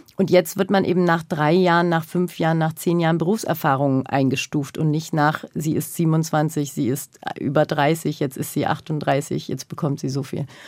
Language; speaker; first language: German; early bilingual, other home language; Turkish